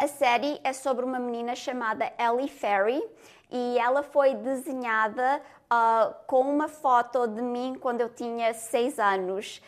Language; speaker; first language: Portuguese; early bilingual, other home language; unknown